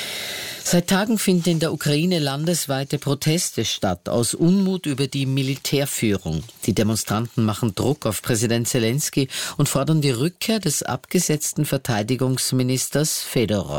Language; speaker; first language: German; native; German